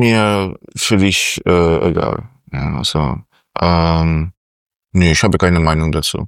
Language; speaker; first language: German; non-native, fluent; Polish